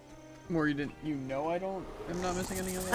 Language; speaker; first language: English; native; English